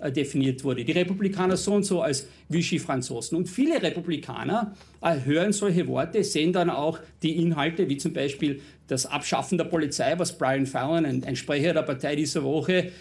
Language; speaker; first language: German; non-native, fluent; English